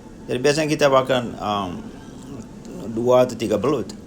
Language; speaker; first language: Indonesian; non-native, local second language; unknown